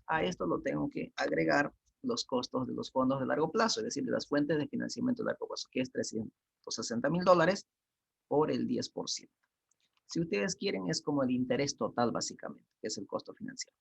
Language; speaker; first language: Spanish; native; Spanish